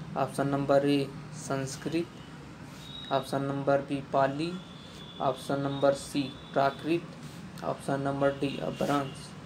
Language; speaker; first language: Hindi; native; Hindi